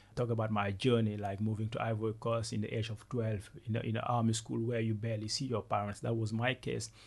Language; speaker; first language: English; non-native, fluent; Wolof